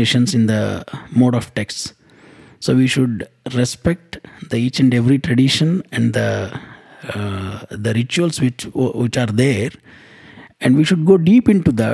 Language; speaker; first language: English; non-native, local second language; Kannada